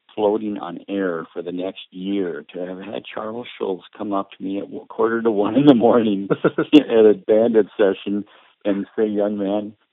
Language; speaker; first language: English; early bilingual, other home language; Spanish